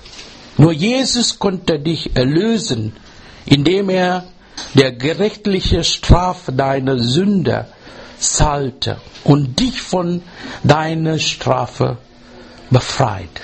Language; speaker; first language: German; non-native, learner; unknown